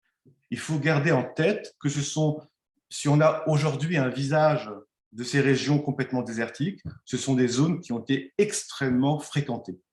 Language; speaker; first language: French; native; French